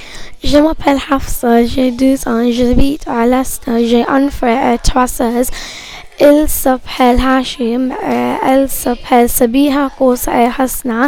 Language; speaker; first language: French; non-native, learner; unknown